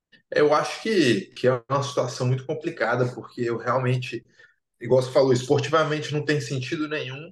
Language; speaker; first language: Portuguese; native; Portuguese